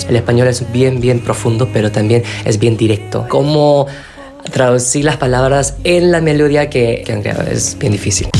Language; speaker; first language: Spanish; non-native, fluent; Korean